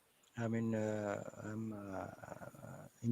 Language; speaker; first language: English; non-native, learner; Arabic